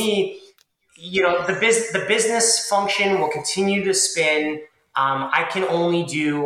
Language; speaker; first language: English; native; English